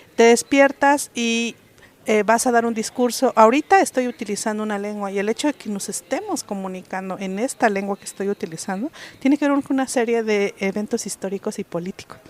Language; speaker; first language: Spanish; non-native, local second language; Mixtepec Mixtec